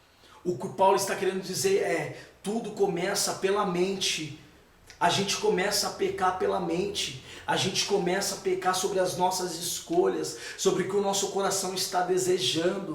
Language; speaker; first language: Portuguese; native; Portuguese